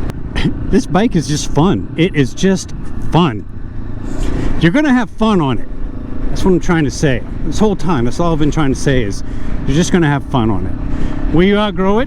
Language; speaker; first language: English; native; English